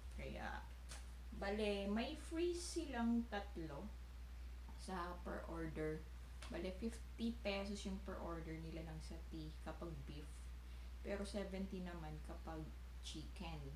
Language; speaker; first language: Filipino; non-native, local second language; Chavacano